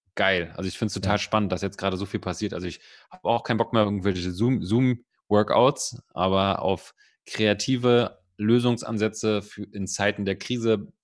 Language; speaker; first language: German; native; German